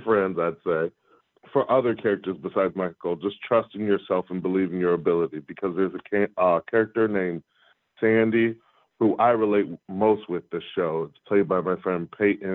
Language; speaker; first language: English; native; English